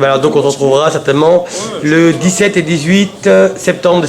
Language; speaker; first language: French; native; French